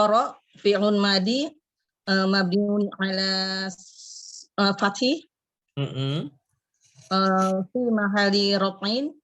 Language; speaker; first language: Arabic; non-native, learner; Indonesian